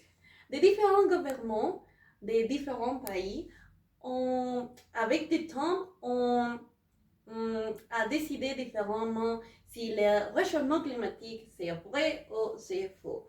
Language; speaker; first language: French; non-native, learner; Spanish